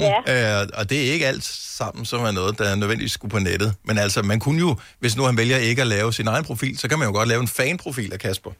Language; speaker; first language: Danish; native; Danish